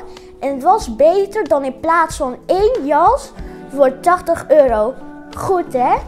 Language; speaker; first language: Dutch; non-native, learner; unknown